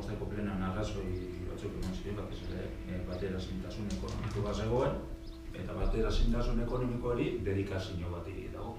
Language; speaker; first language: Basque; native; Basque